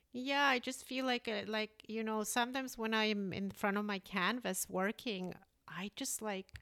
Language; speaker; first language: English; early bilingual, other home language; Polish